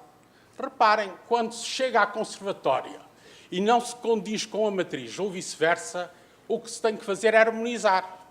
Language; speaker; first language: Portuguese; native; Portuguese